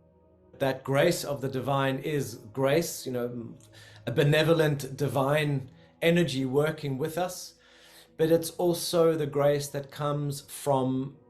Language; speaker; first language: English; native; English